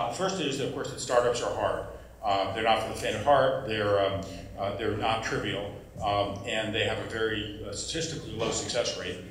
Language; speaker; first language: English; native; English